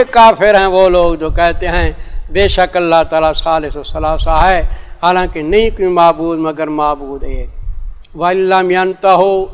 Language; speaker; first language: Urdu; non-native, local second language; Saraiki